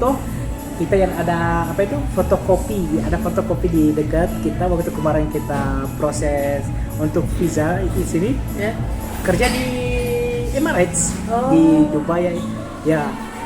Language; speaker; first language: Indonesian; non-native, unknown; Arabic